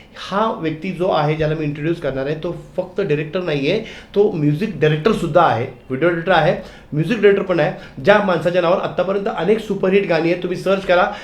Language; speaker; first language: Marathi; native; Marathi